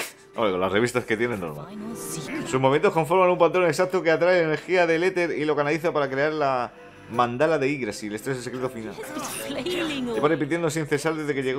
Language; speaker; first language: Spanish; native; Spanish